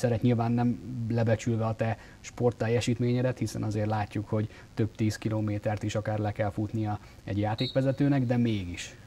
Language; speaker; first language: Hungarian; native; Hungarian